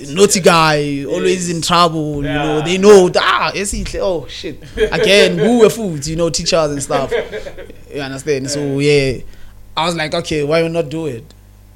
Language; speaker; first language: English; non-native, local second language; Xhosa